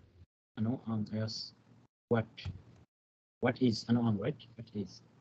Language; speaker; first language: Filipino; non-native, learner; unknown